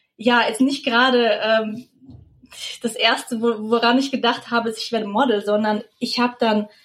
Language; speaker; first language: German; early bilingual, other home language; Russian